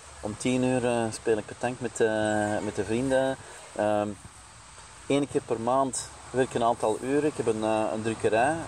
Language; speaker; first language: Dutch; native; Dutch